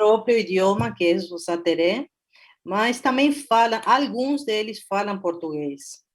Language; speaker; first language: Portuguese; non-native, fluent; Spanish